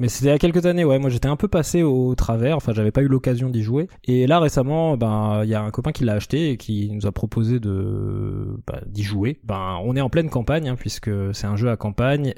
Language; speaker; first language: French; native; French